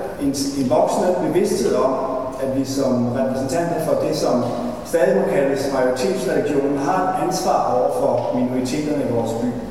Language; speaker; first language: Danish; native; Danish